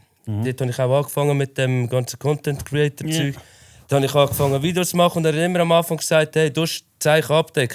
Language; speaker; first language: German; native; German